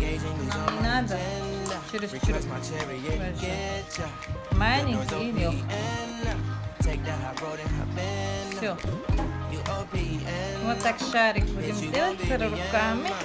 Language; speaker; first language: Russian; non-native, learner; Tajik